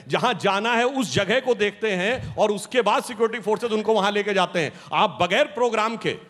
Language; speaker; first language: Hindi; native; Hindi